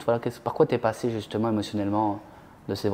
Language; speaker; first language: French; native; French